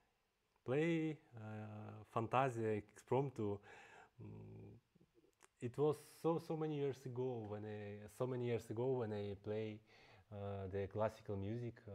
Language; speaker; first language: English; non-native, fluent; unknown